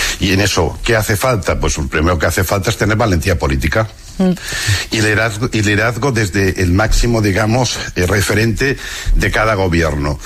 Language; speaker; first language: Spanish; non-native, local second language; Catalan